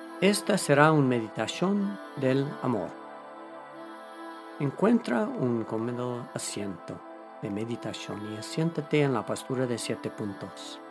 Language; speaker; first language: Spanish; non-native, fluent; English